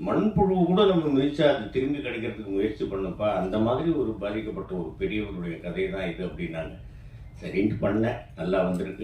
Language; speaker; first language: Tamil; native; Tamil